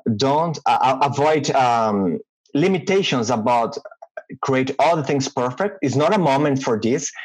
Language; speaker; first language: English; non-native, learner; Portuguese